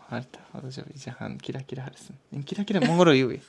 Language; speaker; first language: Mongolian; non-native, learner; Japanese